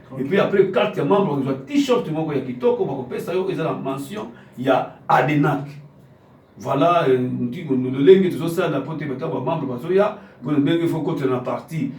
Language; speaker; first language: Lingala; non-native, local second language; Kongo